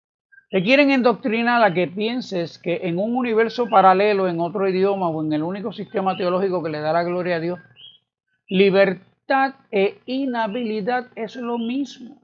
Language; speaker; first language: Spanish; native; Spanish